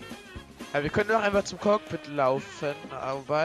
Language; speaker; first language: German; native; German